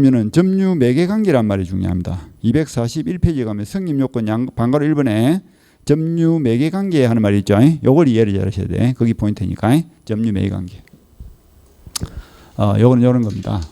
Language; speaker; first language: Korean; native; Korean